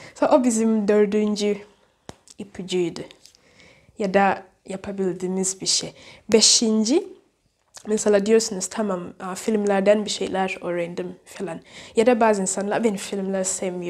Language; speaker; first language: Turkish; non-native, learner; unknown